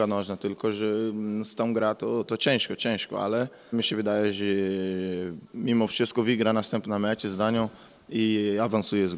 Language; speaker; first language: Polish; non-native, learner; Portuguese